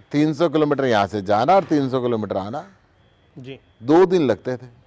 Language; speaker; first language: Hindi; native; Hindi